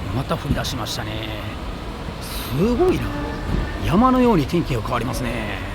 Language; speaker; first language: Japanese; native; Japanese